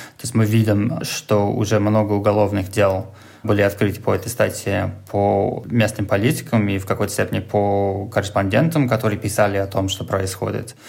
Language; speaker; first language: Russian; non-native, fluent; English